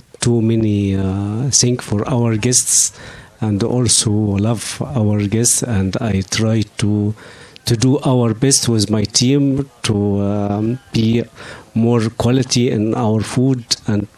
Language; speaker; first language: English; non-native, learner; Arabic